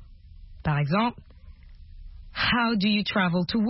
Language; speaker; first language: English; non-native, fluent; French